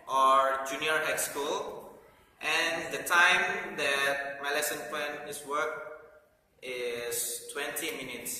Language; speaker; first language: English; non-native, learner; Indonesian